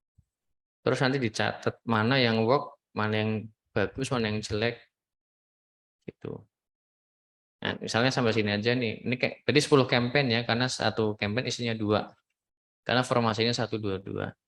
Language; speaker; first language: Indonesian; native; Indonesian